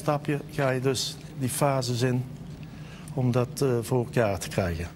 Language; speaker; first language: Dutch; native; Dutch